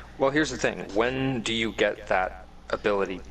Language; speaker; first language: English; native; English